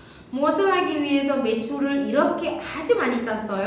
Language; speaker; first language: Korean; non-native, fluent; Indonesian